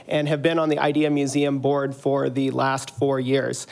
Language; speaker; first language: English; native; English